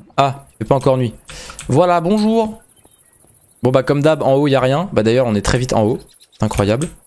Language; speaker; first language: French; native; French